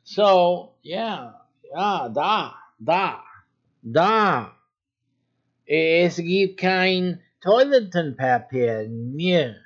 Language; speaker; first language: German; non-native, learner; English